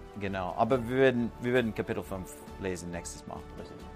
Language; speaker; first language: German; non-native, learner; English